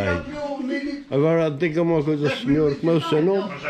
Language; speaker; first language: Portuguese; native; Portuguese